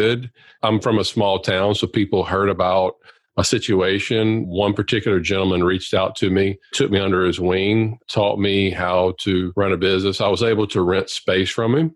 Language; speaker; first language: English; native; English